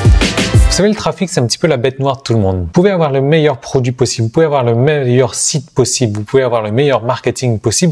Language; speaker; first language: French; native; French